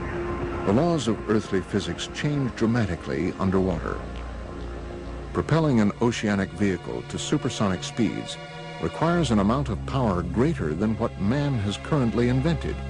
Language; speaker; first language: English; native; English